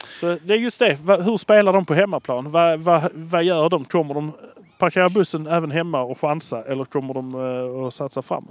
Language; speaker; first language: Swedish; native; Swedish